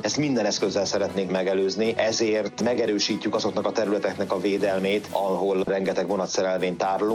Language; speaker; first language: Hungarian; native; Hungarian